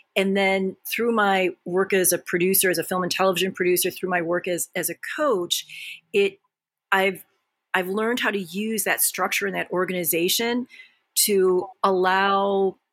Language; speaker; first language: English; early bilingual, other home language; Japanese